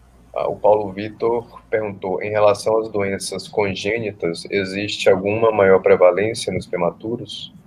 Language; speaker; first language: Portuguese; native; Portuguese